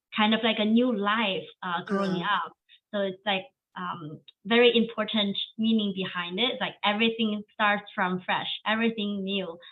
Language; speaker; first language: English; non-native, fluent; Chinese